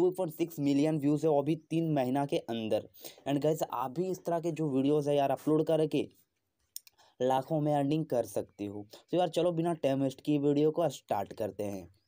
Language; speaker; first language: Hindi; native; Hindi